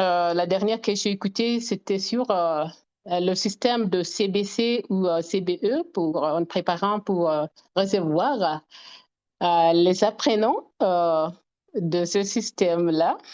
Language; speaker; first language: French; non-native, fluent; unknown